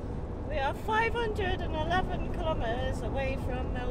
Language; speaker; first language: English; native; English